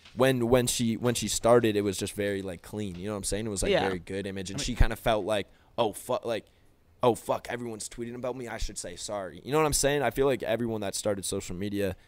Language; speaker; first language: English; native; English